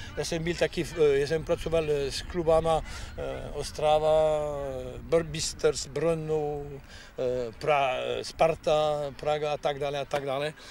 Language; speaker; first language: Czech; non-native, fluent; French